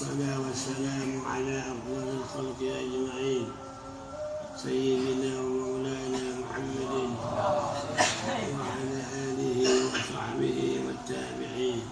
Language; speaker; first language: Arabic; non-native, fluent; Indonesian